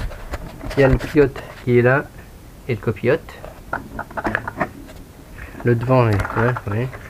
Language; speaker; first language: French; native; French